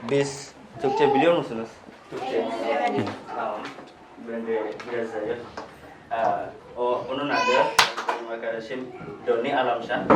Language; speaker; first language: Turkish; non-native, learner; Indonesian